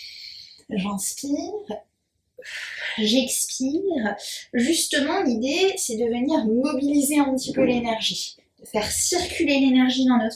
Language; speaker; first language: French; native; French